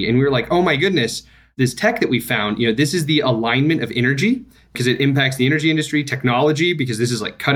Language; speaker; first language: English; native; English